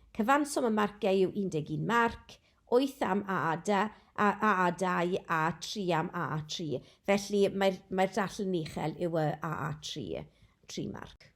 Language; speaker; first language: Welsh; non-native, local second language; English